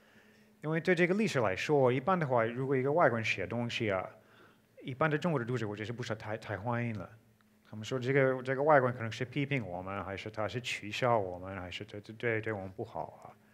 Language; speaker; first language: Chinese; non-native, fluent; English